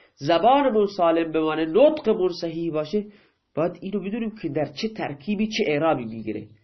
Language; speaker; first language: Persian; non-native, local second language; Baluchi